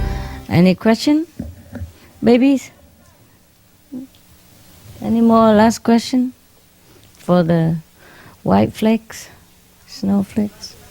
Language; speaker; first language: English; non-native, fluent; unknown